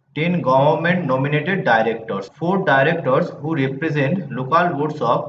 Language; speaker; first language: English; non-native, local second language; Bangla